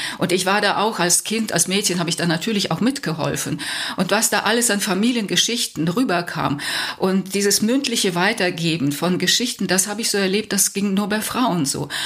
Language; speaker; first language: German; early bilingual, heritage; Plautdietsch